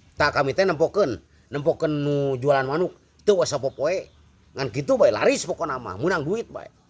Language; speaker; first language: Sundanese; non-native, fluent; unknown